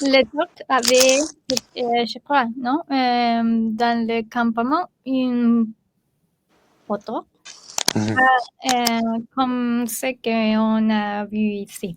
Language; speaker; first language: French; non-native, learner; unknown